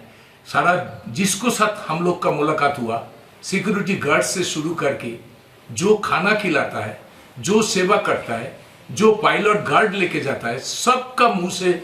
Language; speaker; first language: Hindi; non-native, local second language; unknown